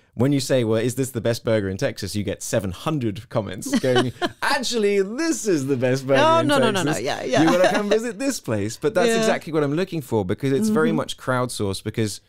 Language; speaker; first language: English; native; English